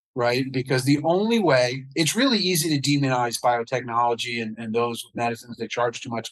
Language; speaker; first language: English; native; English